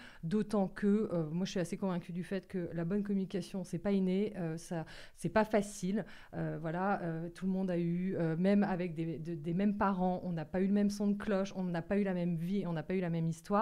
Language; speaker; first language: French; native; French